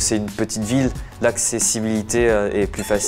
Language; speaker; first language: French; non-native, fluent; Chinese